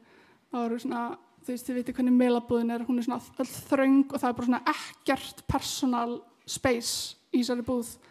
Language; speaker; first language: Icelandic; native; Icelandic